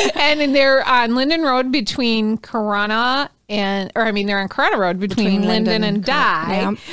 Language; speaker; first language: English; native; English